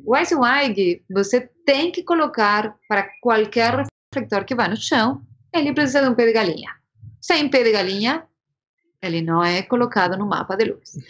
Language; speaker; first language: Portuguese; non-native, fluent; Spanish